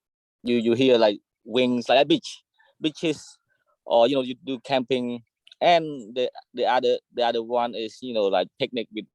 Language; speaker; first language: English; non-native, learner; Khmer